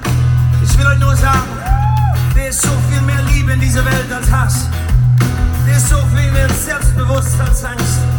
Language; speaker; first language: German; non-native, fluent; English